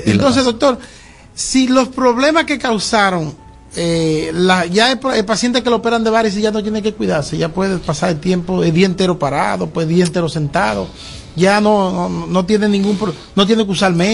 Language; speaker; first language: Spanish; native; Spanish